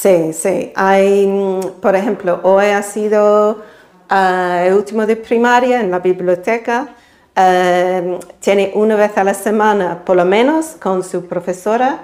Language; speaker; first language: Spanish; non-native, fluent; English